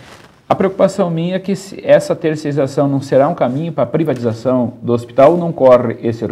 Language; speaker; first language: Portuguese; native; Portuguese